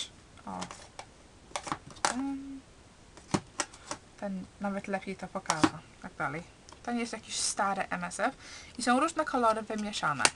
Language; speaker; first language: Polish; early bilingual, heritage; Polish